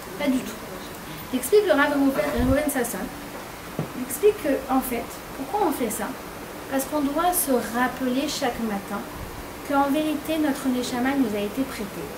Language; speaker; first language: French; native; French